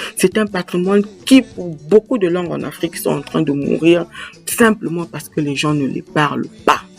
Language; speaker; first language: French; native; French